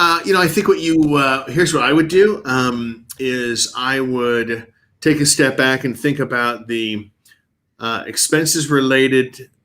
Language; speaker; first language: English; native; English